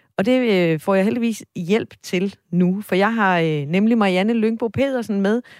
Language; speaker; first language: Danish; native; Danish